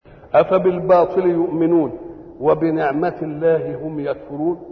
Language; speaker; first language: Arabic; native; Arabic